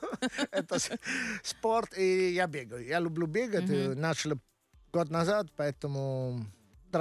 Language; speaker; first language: Russian; non-native, learner; Italian